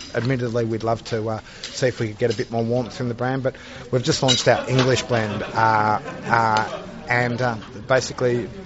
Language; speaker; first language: English; native; English